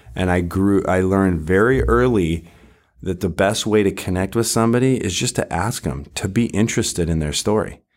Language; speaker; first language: English; native; English